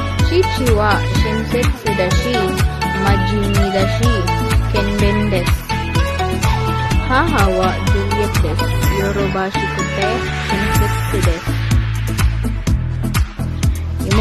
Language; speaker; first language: Japanese; non-native, learner; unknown